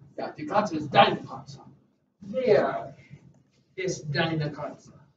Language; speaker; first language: German; non-native, learner; English